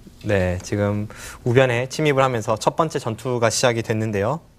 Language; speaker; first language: Korean; native; Korean